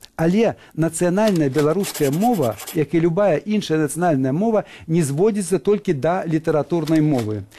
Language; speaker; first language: Belarusian; native; Belarusian